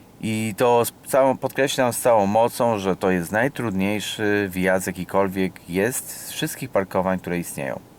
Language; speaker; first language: Polish; native; Polish